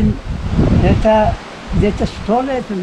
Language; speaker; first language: Russian; non-native, learner; Tajik